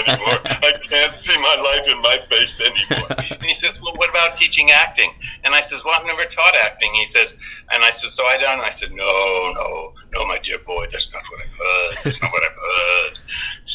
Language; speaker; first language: English; native; English